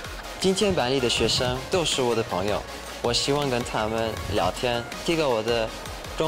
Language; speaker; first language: Chinese; non-native, learner; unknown